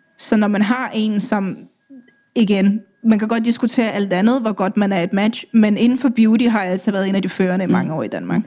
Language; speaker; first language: Danish; early bilingual, other home language; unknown